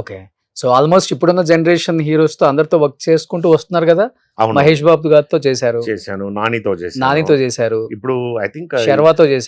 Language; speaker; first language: Telugu; native; Telugu